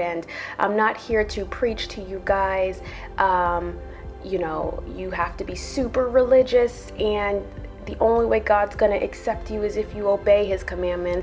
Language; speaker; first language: English; native; English